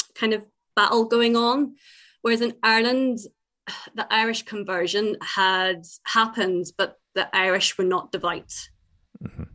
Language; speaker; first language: English; native; English